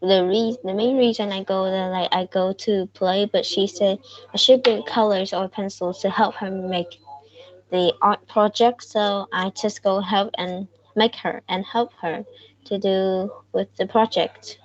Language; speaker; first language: English; non-native, learner; Vietnamese